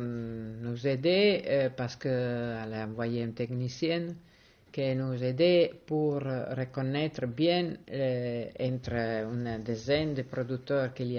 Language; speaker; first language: French; non-native, fluent; Italian